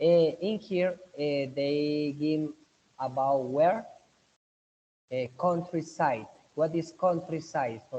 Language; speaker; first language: English; non-native, learner; Spanish